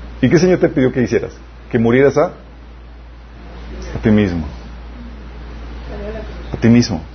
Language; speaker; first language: Spanish; native; Spanish